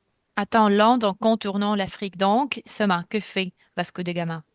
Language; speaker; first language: French; non-native, fluent; Russian